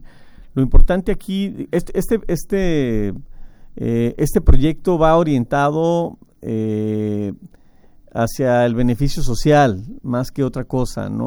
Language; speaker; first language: Spanish; native; Spanish